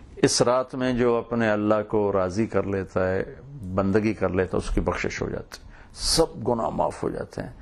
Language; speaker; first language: Urdu; non-native, local second language; Punjabi